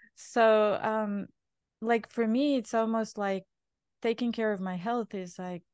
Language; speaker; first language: English; non-native, fluent; Bulgarian